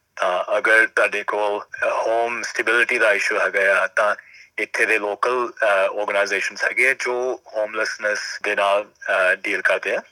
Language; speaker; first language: Punjabi; early bilingual, heritage; Punjabi